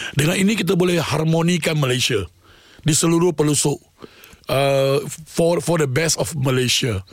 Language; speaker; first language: Malay; non-native, local second language; Tamil